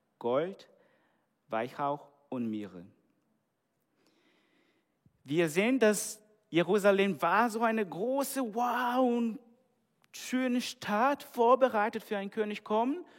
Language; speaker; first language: German; non-native, fluent; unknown